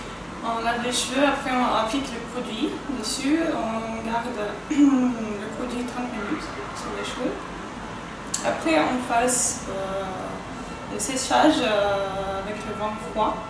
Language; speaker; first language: French; non-native, fluent; Russian